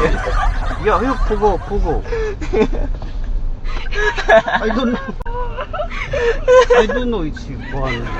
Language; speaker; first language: English; non-native, learner; Korean